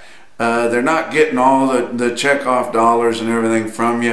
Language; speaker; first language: English; native; English